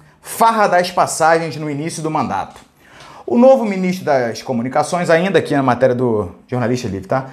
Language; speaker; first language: Portuguese; native; Portuguese